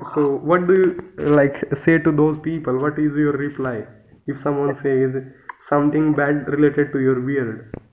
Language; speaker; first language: English; non-native, local second language; Hindi